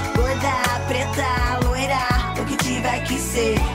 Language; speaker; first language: Portuguese; native; Portuguese